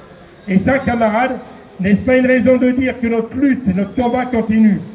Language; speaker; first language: French; native; French